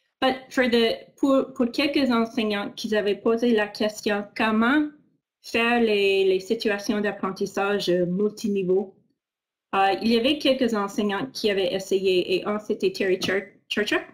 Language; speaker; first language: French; non-native, fluent; English